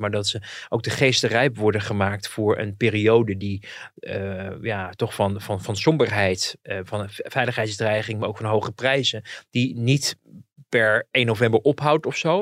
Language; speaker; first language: Dutch; native; Dutch